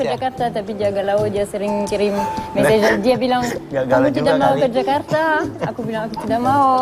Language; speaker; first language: Indonesian; non-native, learner; French